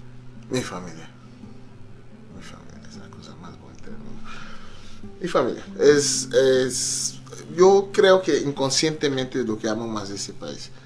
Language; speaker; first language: Spanish; non-native, fluent; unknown